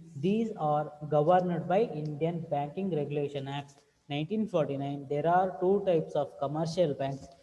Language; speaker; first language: English; non-native, local second language; Kannada